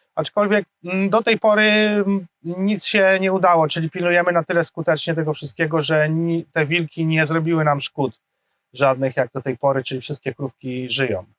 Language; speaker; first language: Polish; native; Polish